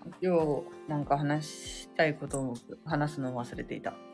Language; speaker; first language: Japanese; native; Japanese